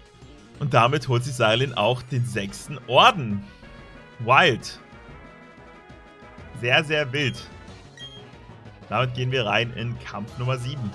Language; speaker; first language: German; native; German